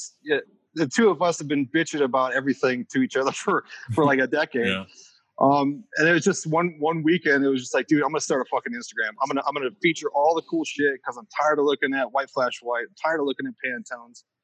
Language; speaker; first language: English; native; English